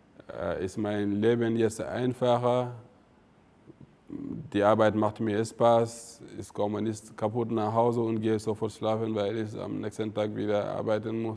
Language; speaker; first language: German; non-native, fluent; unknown